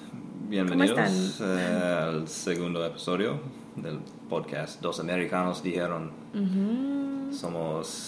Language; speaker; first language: Spanish; non-native, fluent; English